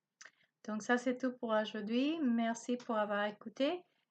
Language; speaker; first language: French; non-native, learner; Spanish